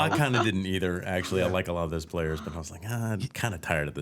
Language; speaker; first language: English; native; English